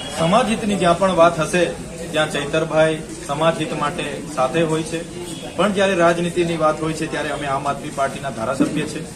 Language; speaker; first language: Gujarati; non-native, local second language; Vasavi